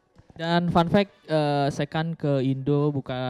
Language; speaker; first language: Indonesian; native; Indonesian